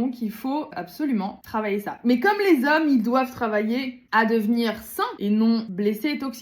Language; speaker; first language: French; native; French